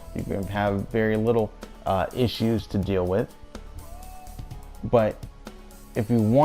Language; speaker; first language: English; native; English